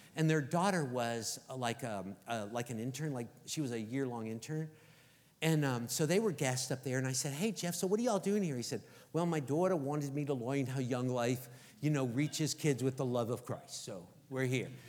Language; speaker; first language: English; native; English